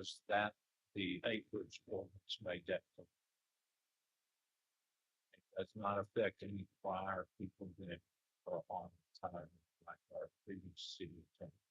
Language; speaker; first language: English; native; English